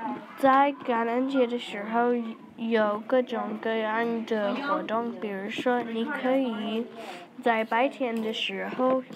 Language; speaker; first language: Chinese; non-native, learner; English